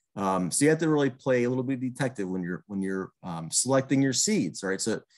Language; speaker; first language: English; native; English